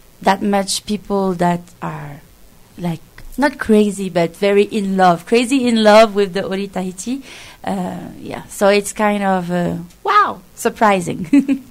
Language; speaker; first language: English; non-native, fluent; French